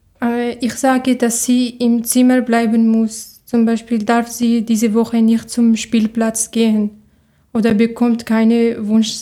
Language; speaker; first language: German; non-native, learner; Arabic